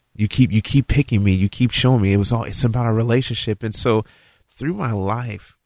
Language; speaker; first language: English; native; English